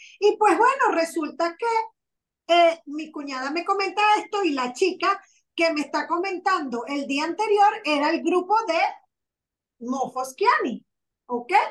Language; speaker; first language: Spanish; native; Spanish